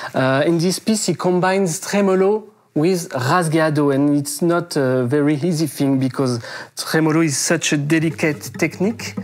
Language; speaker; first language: English; non-native, fluent; French